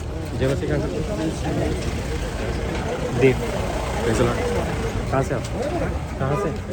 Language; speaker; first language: Hindi; non-native, fluent; Telugu